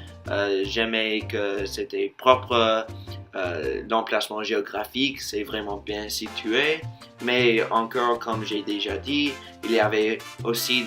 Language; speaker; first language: French; non-native, fluent; English